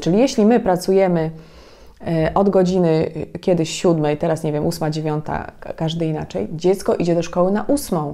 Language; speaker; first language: Polish; native; Polish